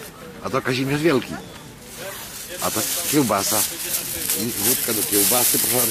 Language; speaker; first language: Polish; native; Polish